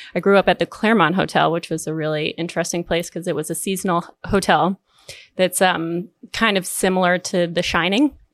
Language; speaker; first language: English; native; English